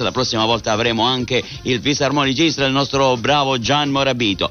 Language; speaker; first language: Italian; early bilingual, heritage; Italian